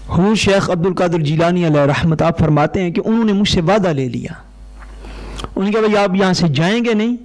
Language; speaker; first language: Urdu; non-native, local second language; Punjabi